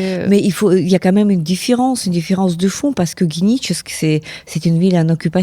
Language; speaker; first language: French; non-native, fluent; Ukrainian